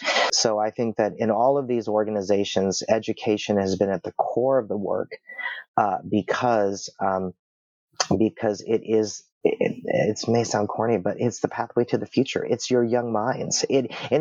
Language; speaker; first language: English; native; English